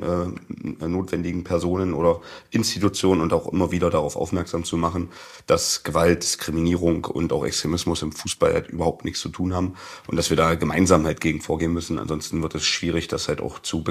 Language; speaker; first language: German; native; German